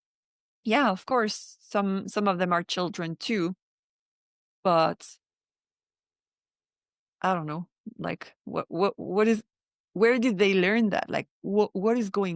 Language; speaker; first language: English; non-native, fluent; French